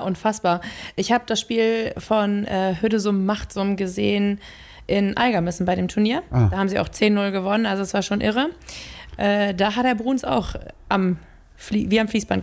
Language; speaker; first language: German; native; German